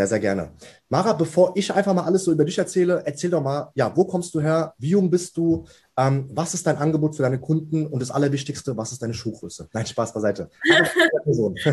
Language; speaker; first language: German; native; German